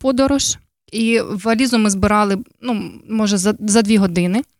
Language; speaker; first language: Ukrainian; native; Ukrainian